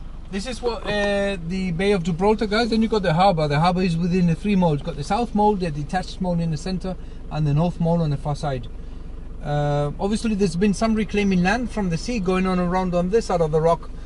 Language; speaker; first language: English; non-native, local second language; Spanish